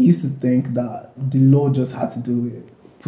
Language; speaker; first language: English; non-native, local second language; Ibibio